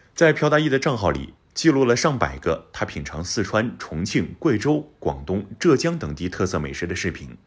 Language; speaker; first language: Chinese; native; Chinese